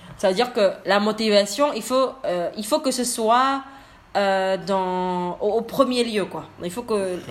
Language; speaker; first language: French; non-native, learner; Indonesian